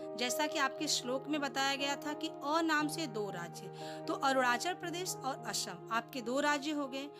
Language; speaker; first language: Hindi; non-native, local second language; Gujarati